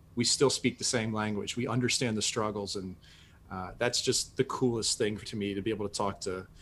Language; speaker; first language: English; native; English